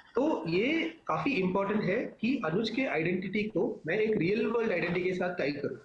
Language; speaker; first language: Hindi; non-native, local second language; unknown